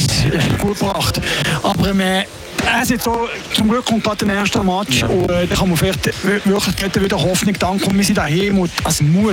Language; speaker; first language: German; native; German